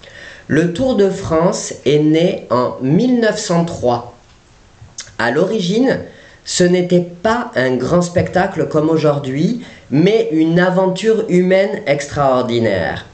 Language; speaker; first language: French; native; French